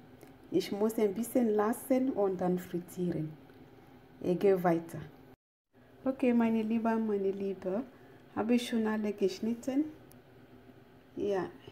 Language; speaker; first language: German; non-native, learner; French